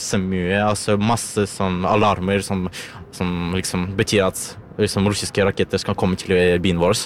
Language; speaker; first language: Norwegian; non-native, learner; Ukrainian